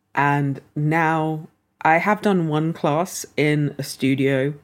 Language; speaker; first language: English; native; English